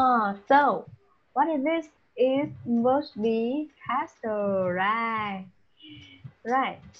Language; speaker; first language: English; non-native, fluent; Vietnamese